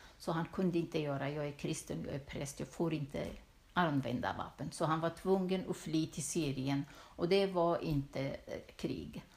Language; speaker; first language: Swedish; non-native, fluent; Turoyo